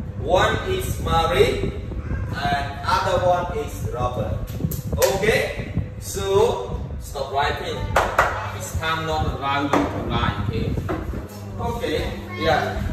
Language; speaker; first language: English; non-native, learner; Khmer